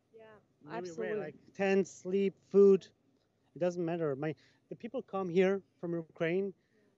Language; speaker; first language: English; non-native, fluent; Italian